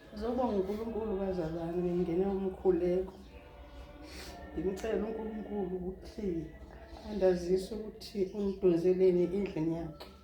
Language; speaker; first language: Zulu; non-native, local second language; Xhosa